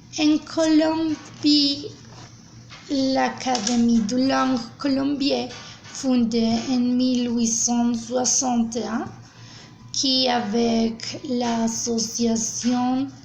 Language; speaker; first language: French; non-native, learner; Spanish